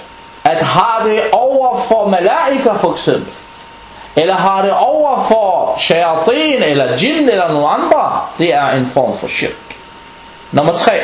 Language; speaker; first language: Danish; non-native, fluent; Arabic